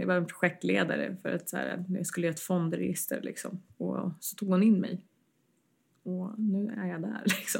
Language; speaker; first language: Swedish; early bilingual, other home language; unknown